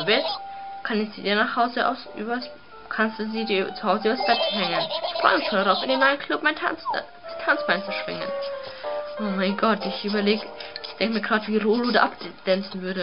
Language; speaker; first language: German; native; German